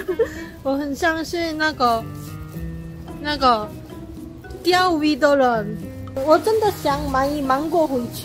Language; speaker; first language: Chinese; non-native, learner; Korean